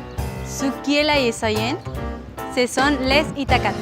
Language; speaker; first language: French; non-native, learner; Spanish